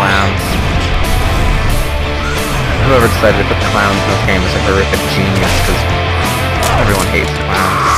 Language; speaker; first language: English; native; English